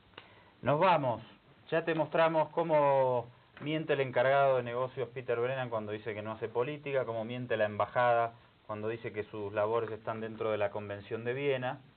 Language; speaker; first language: Spanish; native; Spanish